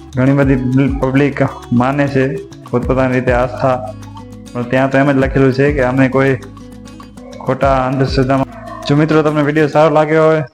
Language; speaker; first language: Gujarati; non-native, local second language; Kachhi